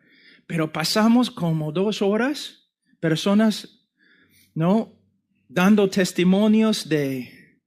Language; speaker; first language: Spanish; non-native, fluent; English